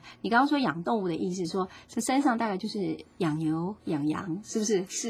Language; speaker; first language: Chinese; native; Chinese